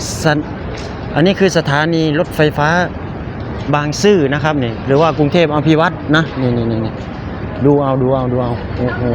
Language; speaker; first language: Thai; non-native, local second language; Lao